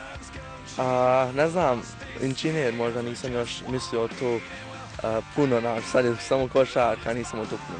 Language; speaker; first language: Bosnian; early bilingual, heritage; Bosnian